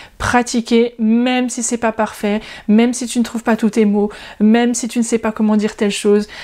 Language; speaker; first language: French; native; French